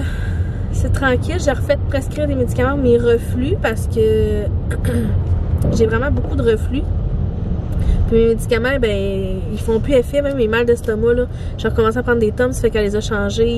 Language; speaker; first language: French; native; French